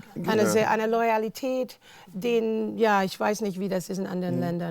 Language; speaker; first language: German; non-native, fluent; English